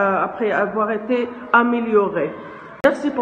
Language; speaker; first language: French; non-native, local second language; Arabic